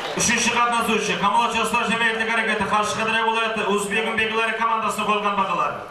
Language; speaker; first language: Uzbek; non-native, local second language; Kara-Kalpak